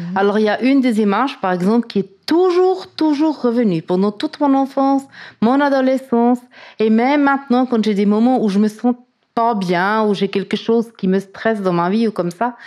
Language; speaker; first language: French; native; French